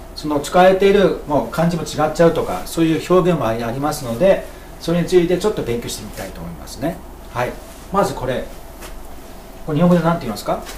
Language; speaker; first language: Japanese; native; Japanese